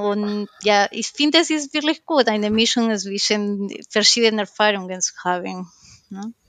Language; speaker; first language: German; non-native, learner; Spanish